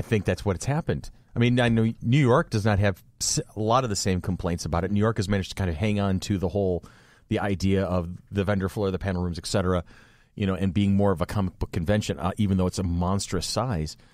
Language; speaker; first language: English; native; English